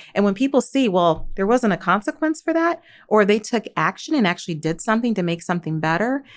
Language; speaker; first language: English; native; English